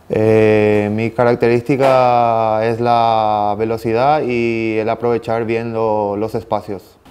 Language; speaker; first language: Spanish; native; Spanish